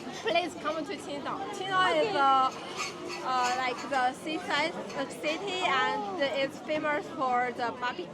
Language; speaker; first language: English; non-native, learner; Chinese